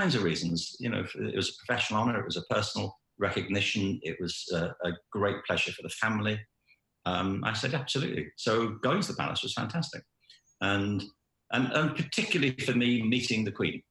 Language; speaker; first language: English; native; English